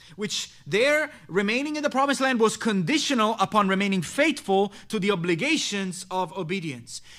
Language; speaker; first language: English; non-native, fluent; Italian